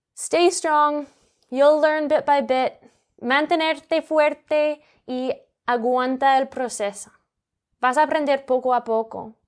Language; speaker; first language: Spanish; non-native, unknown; English